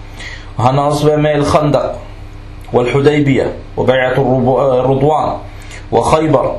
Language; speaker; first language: Danish; non-native, local second language; Arabic